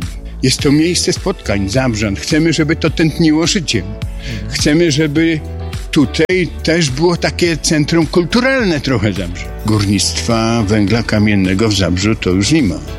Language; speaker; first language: Polish; native; Polish